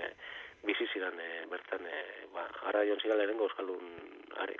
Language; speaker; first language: Basque; native; Basque